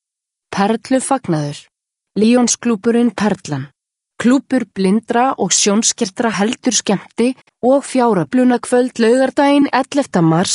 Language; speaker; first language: Icelandic; native; Icelandic